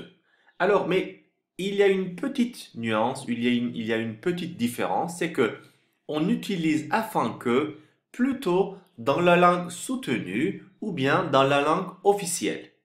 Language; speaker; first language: French; non-native, fluent; Turkish